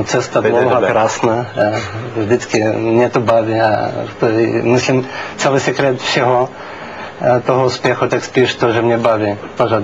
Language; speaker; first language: Czech; non-native, learner; Russian